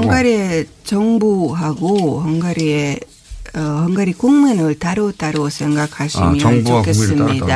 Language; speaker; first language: Korean; non-native, fluent; Hungarian